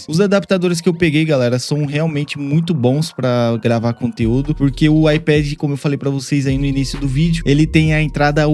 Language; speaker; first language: Portuguese; native; Portuguese